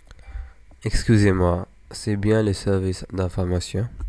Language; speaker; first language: French; non-native, learner; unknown